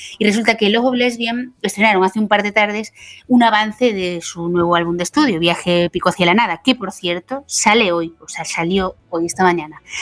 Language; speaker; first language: Spanish; native; Spanish